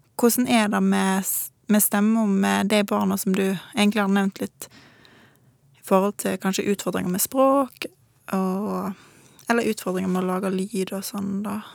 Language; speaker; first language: Norwegian; native; Norwegian